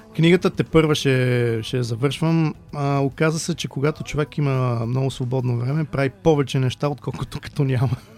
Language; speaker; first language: Bulgarian; early bilingual, heritage; Bulgarian